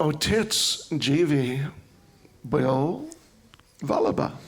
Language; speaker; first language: Russian; non-native, learner; English